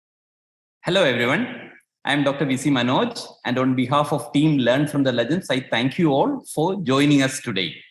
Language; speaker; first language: English; non-native, local second language; Malayalam